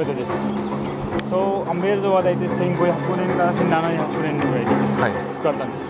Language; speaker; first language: Japanese; non-native, fluent; Hindi